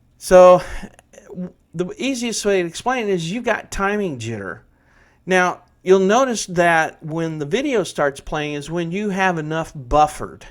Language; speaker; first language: English; native; English